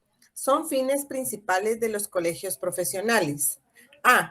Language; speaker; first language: Spanish; native; Spanish